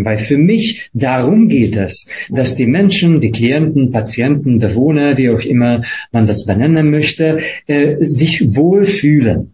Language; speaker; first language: German; non-native, fluent; Hungarian